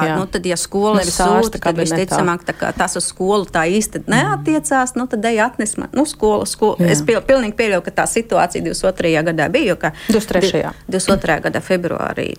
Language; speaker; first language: Latvian; native; Latvian